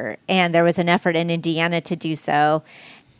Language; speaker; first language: English; native; English